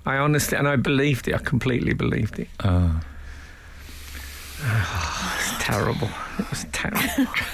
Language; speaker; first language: English; native; English